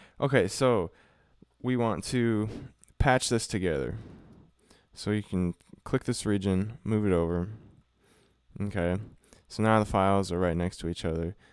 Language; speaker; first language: English; native; English